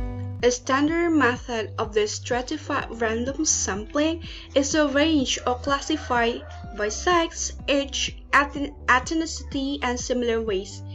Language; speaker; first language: English; non-native, learner; Indonesian